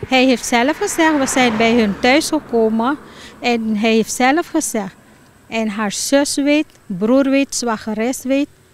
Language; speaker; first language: Dutch; non-native, local second language; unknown